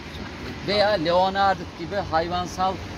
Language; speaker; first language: Turkish; native; Turkish